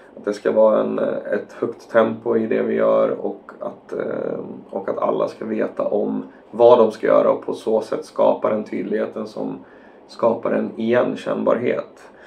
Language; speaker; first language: Swedish; native; Swedish